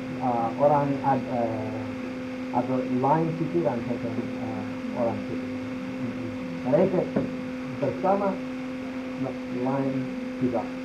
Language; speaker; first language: Indonesian; non-native, learner; English